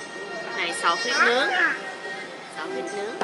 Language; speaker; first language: Vietnamese; early bilingual, heritage; English